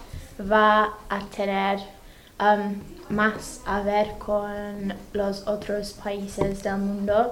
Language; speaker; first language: Spanish; non-native, fluent; English